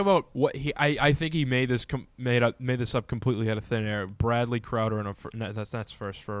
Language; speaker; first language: English; native; English